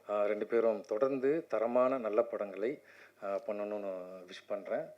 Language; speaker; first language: Tamil; native; Tamil